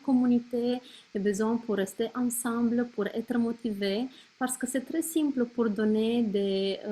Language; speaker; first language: French; non-native, learner; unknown